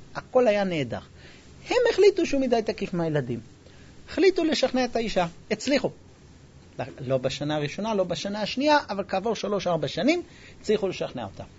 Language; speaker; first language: Hebrew; non-native, fluent; English